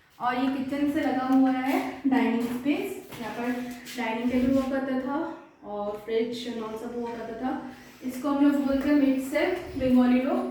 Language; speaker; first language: Hindi; non-native, local second language; Bangla